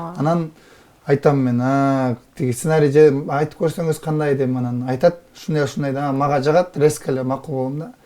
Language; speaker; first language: Kyrgyz; native; Kyrgyz